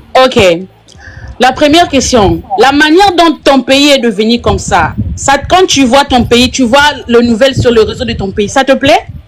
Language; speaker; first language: French; non-native, local second language; Lingala